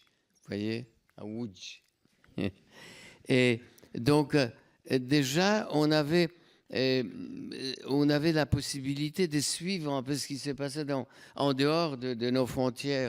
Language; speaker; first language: French; non-native, fluent; Polish